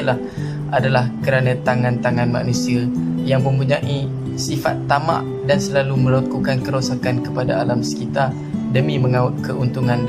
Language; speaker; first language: Malay; native; Malay